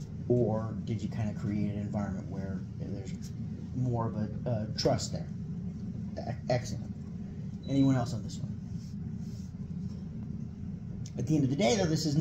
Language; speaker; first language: English; native; English